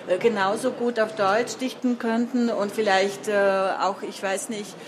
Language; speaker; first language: German; native; German